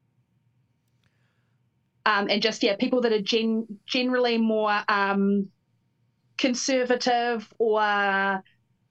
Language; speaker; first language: English; native; English